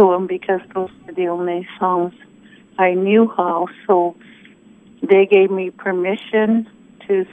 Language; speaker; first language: English; early bilingual, other home language; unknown